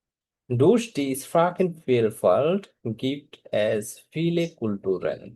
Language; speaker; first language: German; non-native, fluent; Bangla